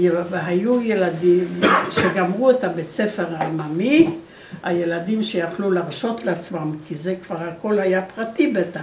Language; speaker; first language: Hebrew; non-native, fluent; Polish